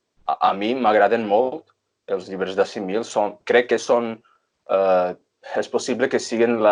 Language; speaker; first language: Catalan; non-native, fluent; Portuguese